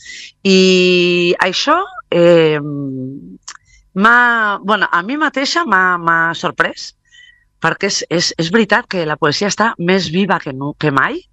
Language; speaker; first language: Catalan; non-native, local second language; Spanish